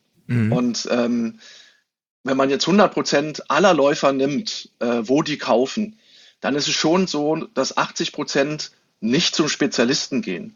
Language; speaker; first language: German; native; German